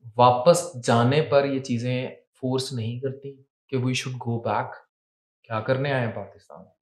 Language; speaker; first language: Urdu; non-native, local second language; Punjabi